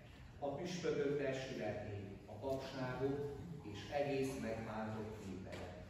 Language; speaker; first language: Hungarian; native; Hungarian